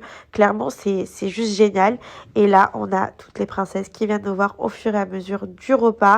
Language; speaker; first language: French; native; French